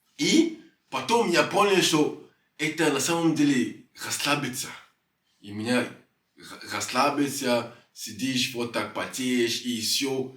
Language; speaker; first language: Russian; non-native, fluent; French